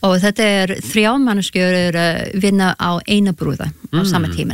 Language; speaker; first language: Icelandic; non-native, learner; English